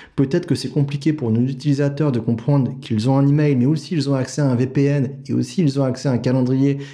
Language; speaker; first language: French; native; French